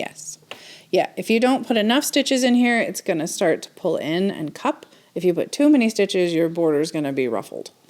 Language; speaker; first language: English; native; English